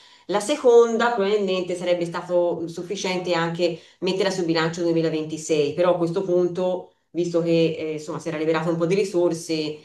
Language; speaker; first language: Italian; native; Italian